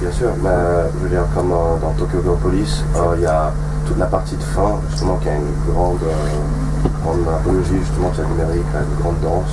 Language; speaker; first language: French; native; French